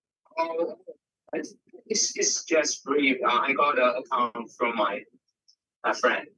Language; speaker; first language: English; non-native, learner; Vietnamese